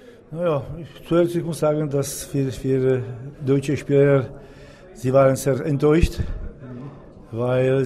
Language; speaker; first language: German; non-native, learner; Czech